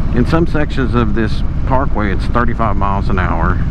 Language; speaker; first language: English; native; English